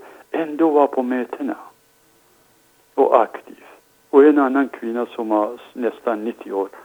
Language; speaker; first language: Swedish; non-native, fluent; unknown